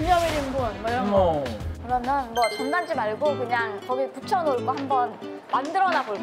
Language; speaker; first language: Korean; native; Korean